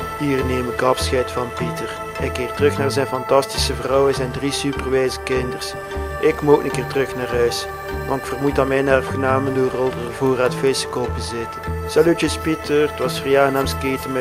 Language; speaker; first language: Dutch; native; Dutch